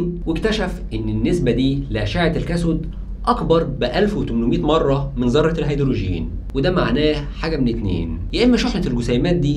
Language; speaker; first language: Arabic; native; Arabic